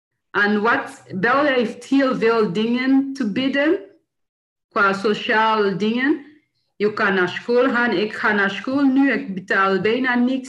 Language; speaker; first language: Dutch; non-native, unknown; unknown